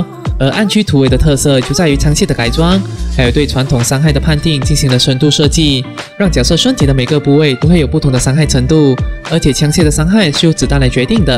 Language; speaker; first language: Chinese; native; Chinese